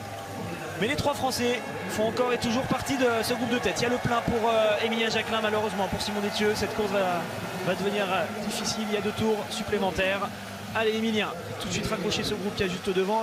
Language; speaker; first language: French; native; French